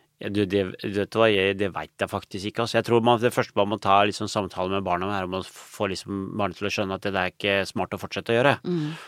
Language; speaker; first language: Norwegian; early bilingual, other home language; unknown